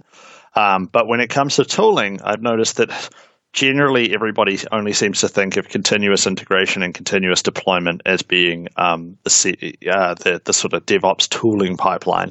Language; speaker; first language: English; native; English